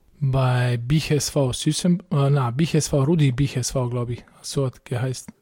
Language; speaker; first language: German; non-native, fluent; Bosnian